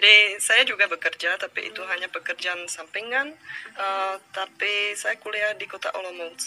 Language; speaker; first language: Indonesian; non-native, fluent; Czech